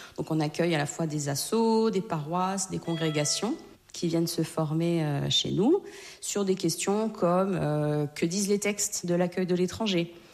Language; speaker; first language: French; native; French